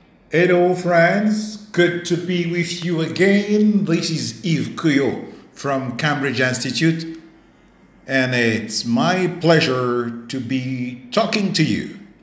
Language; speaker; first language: English; non-native, fluent; French